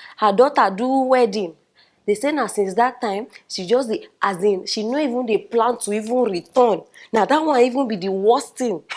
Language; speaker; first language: Nigerian Pidgin; native; Nigerian Pidgin